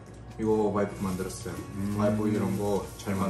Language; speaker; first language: Korean; non-native, learner; Russian